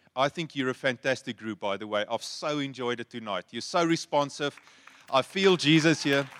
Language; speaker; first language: English; non-native, local second language; Afrikaans